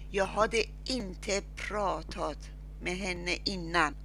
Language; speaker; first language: Swedish; non-native, learner; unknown